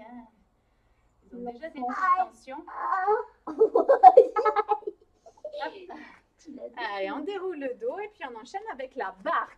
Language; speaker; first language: French; native; French